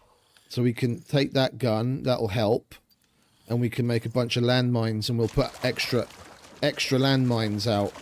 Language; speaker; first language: English; native; English